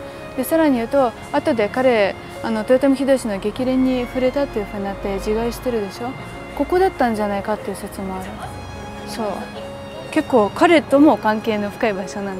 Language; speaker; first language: Japanese; non-native, fluent; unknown